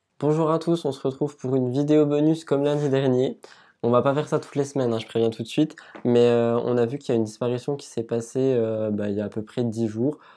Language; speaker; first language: French; native; French